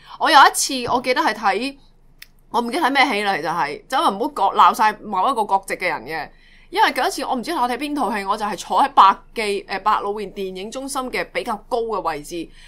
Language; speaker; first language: Cantonese; native; Cantonese